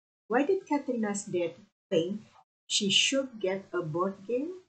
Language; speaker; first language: English; non-native, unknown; Indonesian